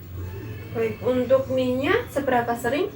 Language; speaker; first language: Indonesian; native; Indonesian